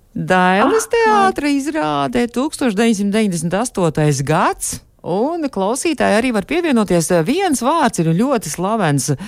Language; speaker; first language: Latvian; native; Latvian